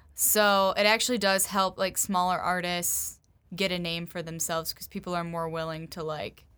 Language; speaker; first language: English; native; English